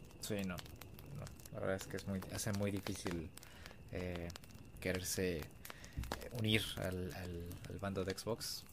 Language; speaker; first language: Spanish; native; Spanish